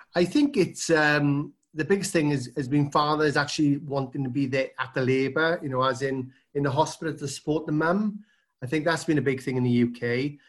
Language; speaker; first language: English; native; English